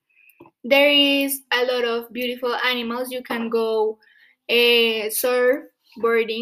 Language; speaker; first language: English; non-native, fluent; Spanish